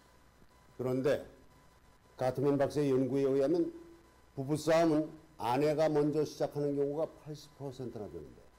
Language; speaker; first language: Korean; native; Korean